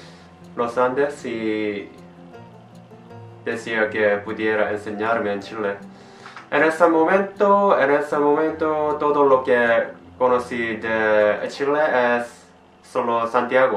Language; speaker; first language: Spanish; non-native, learner; Korean